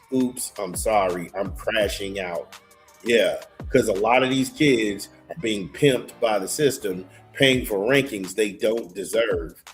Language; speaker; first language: English; native; English